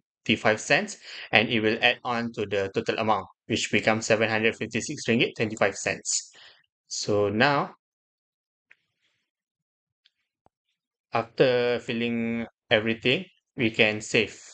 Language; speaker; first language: English; non-native, local second language; Malay